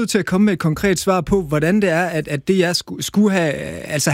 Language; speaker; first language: Danish; native; Danish